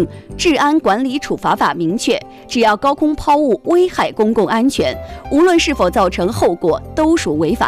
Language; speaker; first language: Chinese; native; Chinese